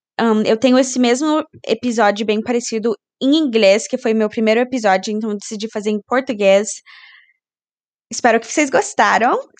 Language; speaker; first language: Portuguese; early bilingual, heritage; Portuguese